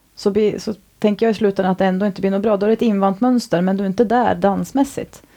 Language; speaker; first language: Swedish; native; Swedish